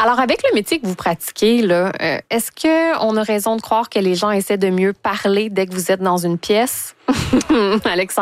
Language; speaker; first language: French; native; French